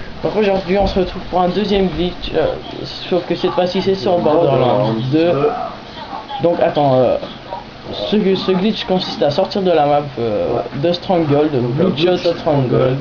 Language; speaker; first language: French; native; French